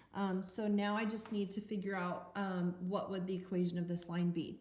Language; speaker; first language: English; native; English